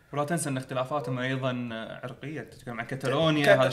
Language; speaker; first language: Arabic; native; Arabic